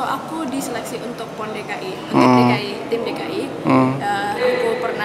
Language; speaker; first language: Indonesian; early bilingual, heritage; English